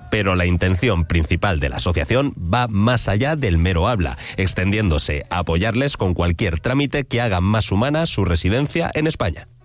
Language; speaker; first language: Spanish; native; Spanish